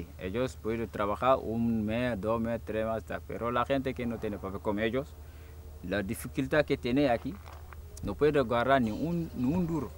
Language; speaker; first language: Spanish; non-native, local second language; Wolof